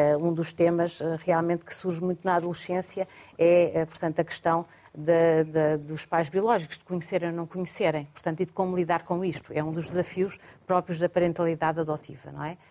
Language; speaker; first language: Portuguese; native; Portuguese